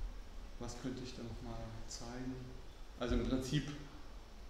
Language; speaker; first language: German; native; German